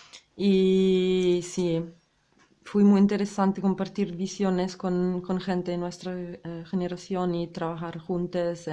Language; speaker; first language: Spanish; non-native, fluent; Italian